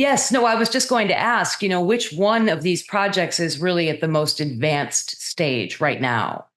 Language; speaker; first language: English; native; English